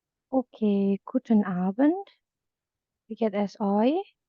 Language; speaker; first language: German; non-native, fluent; Indonesian